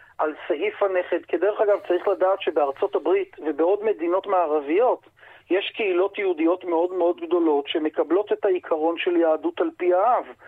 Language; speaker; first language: Hebrew; native; Hebrew